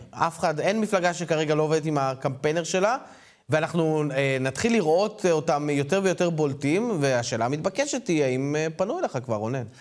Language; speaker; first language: Hebrew; native; Hebrew